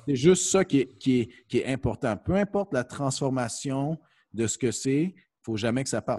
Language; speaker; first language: French; early bilingual, heritage; French